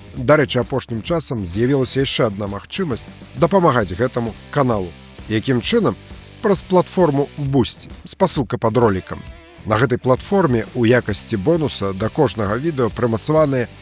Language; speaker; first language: Belarusian; native; Belarusian